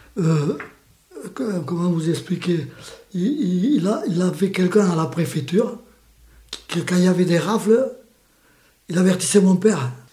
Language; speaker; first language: French; early bilingual, other home language; Spanish